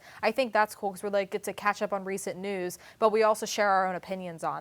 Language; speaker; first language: English; native; English